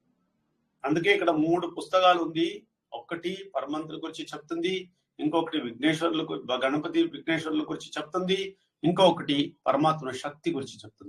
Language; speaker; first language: Telugu; non-native, learner; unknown